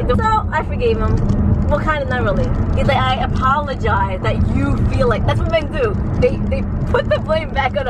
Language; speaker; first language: English; early bilingual, other home language; Spanish